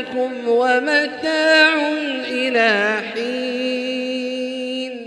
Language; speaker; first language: Arabic; native; Arabic